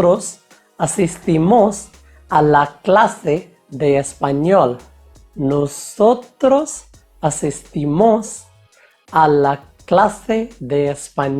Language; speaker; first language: Spanish; non-native, fluent; Hindi